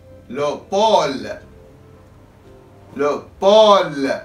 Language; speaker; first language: French; non-native, fluent; Arabic